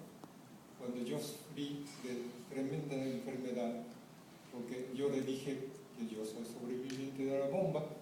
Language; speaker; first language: Spanish; non-native, fluent; Japanese